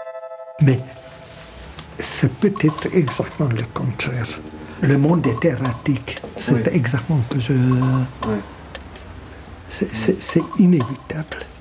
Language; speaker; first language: French; non-native, fluent; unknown